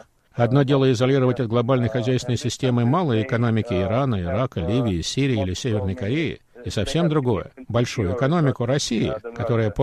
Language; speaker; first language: Russian; native; Russian